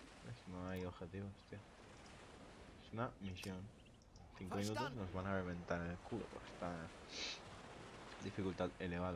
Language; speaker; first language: Spanish; native; Spanish